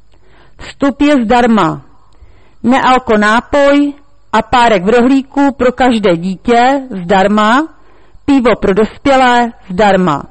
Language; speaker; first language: Czech; native; Czech